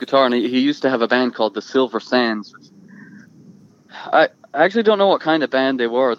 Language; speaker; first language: English; native; English